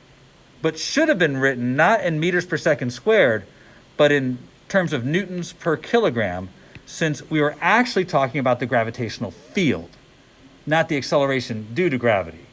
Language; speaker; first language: English; native; English